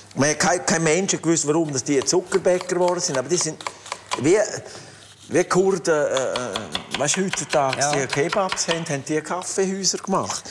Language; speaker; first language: German; non-native, local second language; Romansh